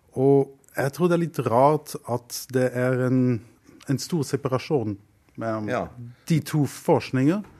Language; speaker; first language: Norwegian; non-native, fluent; German